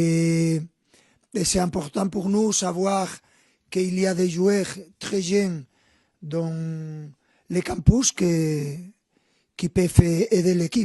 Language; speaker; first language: French; non-native, fluent; Spanish